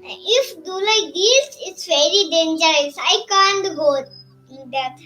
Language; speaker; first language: English; non-native, learner; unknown